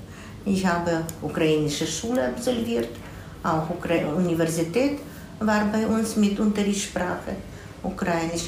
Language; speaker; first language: German; non-native, fluent; Russian